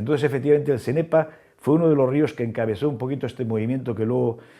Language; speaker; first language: Spanish; native; Spanish